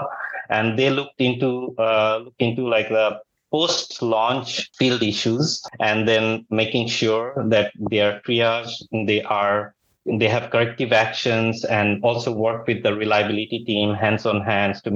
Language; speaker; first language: English; non-native, local second language; Bangla